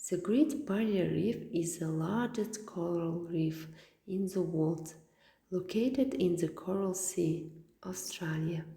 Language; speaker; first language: English; non-native, fluent; Kazakh